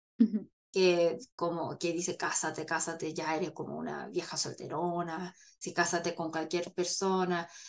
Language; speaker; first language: Spanish; non-native, fluent; Korean